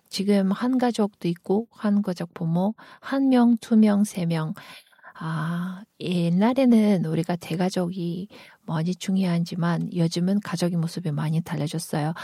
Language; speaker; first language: Korean; non-native, learner; Kyrgyz